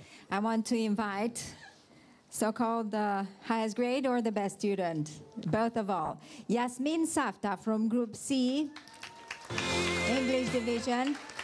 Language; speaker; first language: English; non-native, fluent; Romanian